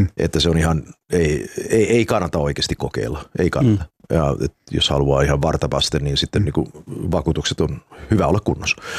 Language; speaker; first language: Finnish; early bilingual, heritage; Finnish